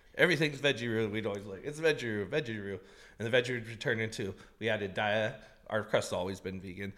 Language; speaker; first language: English; native; English